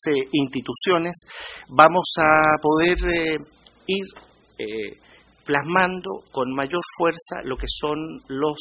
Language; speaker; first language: Spanish; native; Spanish